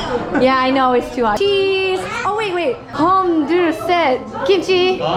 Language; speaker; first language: English; non-native, fluent; Japanese